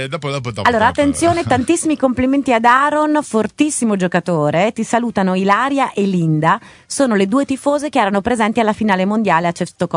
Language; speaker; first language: Italian; native; Italian